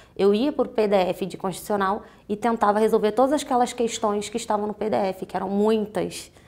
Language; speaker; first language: Portuguese; native; Portuguese